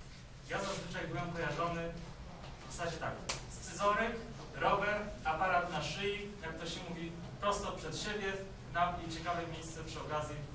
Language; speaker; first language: Polish; native; Polish